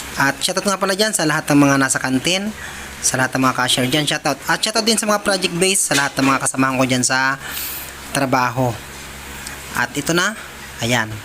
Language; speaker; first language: Filipino; native; Filipino